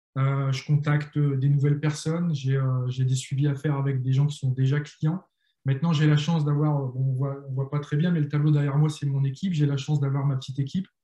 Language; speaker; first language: French; native; French